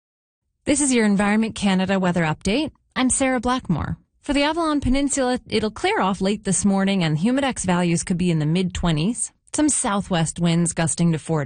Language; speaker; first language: English; native; English